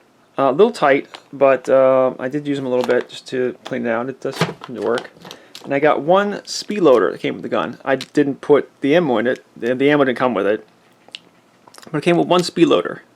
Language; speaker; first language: English; native; English